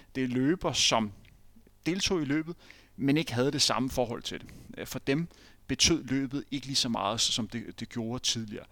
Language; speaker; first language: Danish; native; Danish